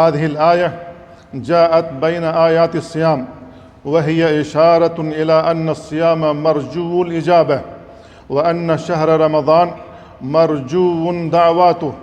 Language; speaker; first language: Arabic; non-native, fluent; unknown